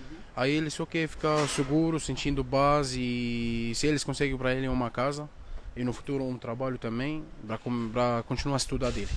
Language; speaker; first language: Portuguese; non-native, fluent; Arabic